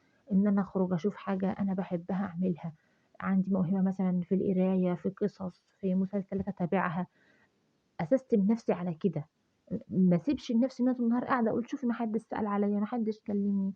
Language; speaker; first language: Arabic; native; Arabic